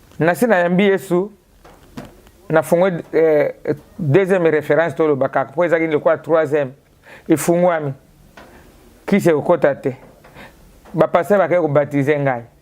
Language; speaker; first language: Lingala; native; Lingala